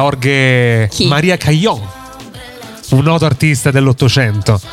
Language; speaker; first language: Italian; native; Italian